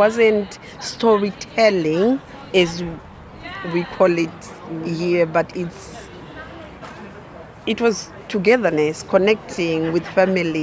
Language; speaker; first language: English; non-native, local second language; Shona